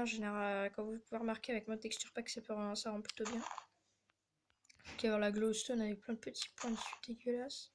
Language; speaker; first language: French; native; French